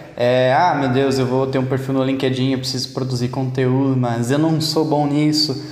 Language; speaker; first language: Portuguese; native; Portuguese